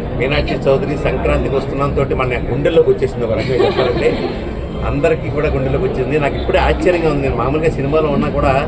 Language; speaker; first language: Telugu; native; Telugu